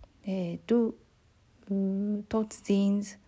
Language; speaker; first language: Dutch; non-native, learner; Arabic